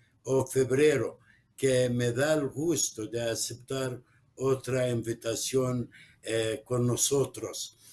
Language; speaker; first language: Spanish; non-native, fluent; Arabic